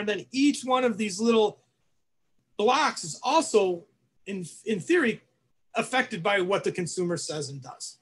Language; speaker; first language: English; native; English